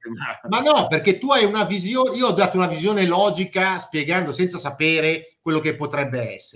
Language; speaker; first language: Italian; native; Italian